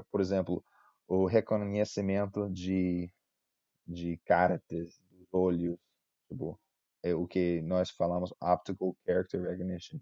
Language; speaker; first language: Portuguese; non-native, fluent; English